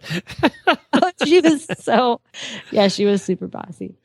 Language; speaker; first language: English; native; English